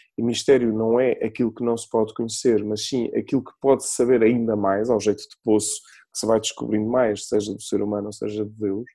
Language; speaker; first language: Portuguese; native; Portuguese